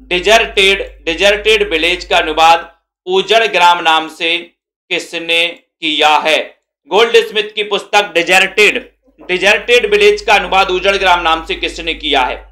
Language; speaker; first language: Hindi; native; Hindi